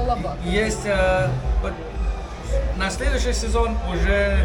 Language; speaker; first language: Russian; non-native, local second language; Lithuanian